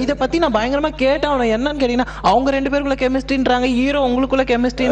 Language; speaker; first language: Tamil; native; Tamil